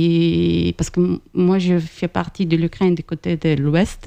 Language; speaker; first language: French; non-native, fluent; Ukrainian